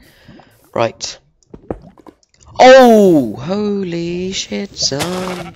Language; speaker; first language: English; native; English